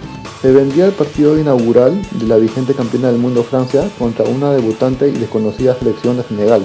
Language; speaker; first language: Spanish; native; Spanish